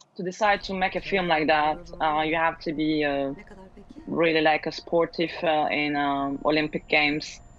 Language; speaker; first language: English; non-native, learner; Turkish